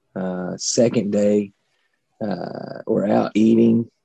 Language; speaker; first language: English; native; English